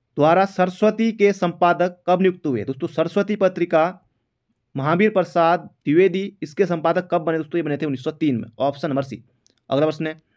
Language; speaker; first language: Hindi; native; Hindi